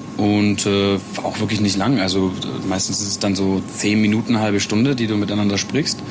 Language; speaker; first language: German; native; German